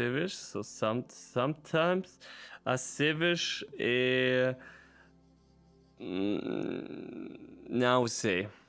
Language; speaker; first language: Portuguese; non-native, learner; German